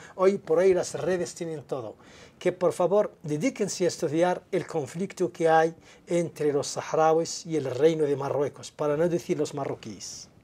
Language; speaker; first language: Spanish; non-native, local second language; Arabic